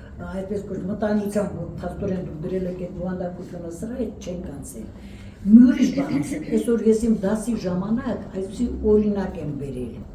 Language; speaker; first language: Armenian; native; Armenian